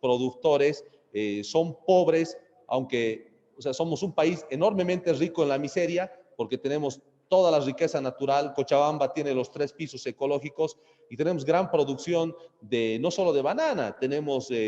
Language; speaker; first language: Spanish; native; Spanish